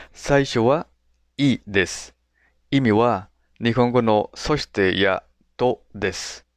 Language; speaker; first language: Japanese; native; Japanese